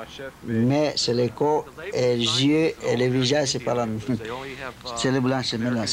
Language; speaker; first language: French; non-native, local second language; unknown